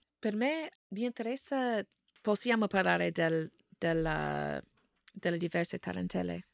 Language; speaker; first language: Italian; non-native, learner; English